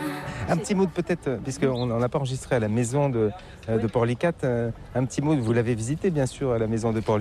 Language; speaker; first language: French; native; French